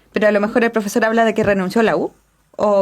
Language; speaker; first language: Spanish; native; Spanish